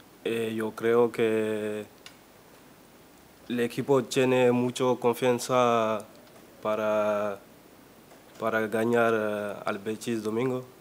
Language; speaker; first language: Spanish; non-native, learner; French